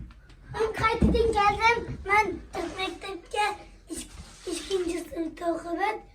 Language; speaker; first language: Turkish; early bilingual, other home language; Uyghur